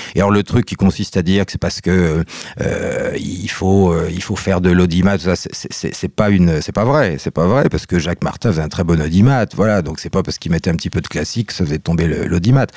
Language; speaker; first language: French; native; French